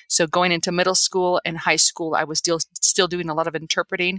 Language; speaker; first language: English; early bilingual, other home language; Spanish